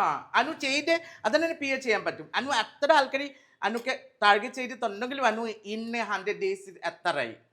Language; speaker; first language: Malayalam; non-native, fluent; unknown